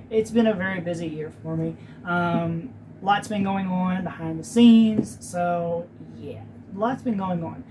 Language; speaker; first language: English; native; English